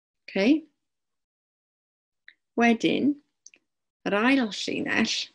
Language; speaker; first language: Welsh; non-native, local second language; English